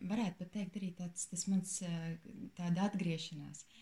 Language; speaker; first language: Latvian; native; Latvian